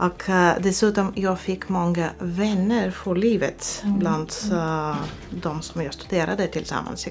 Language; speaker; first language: Swedish; non-native, fluent; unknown